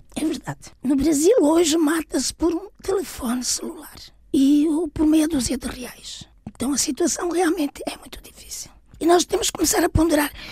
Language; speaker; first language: Portuguese; native; Portuguese